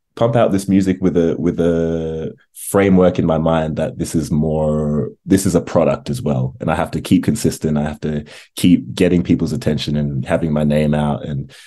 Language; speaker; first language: English; native; English